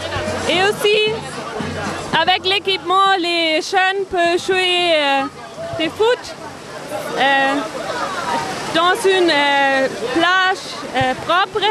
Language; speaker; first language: French; non-native, fluent; German